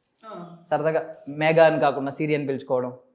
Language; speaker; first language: Telugu; native; Telugu